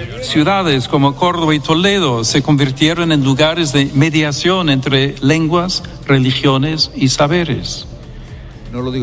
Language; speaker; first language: Spanish; non-native, fluent; English